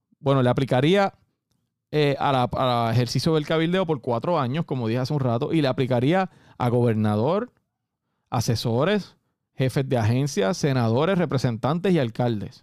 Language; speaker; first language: Spanish; native; Spanish